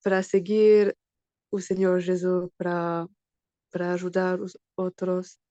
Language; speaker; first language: Portuguese; non-native, learner; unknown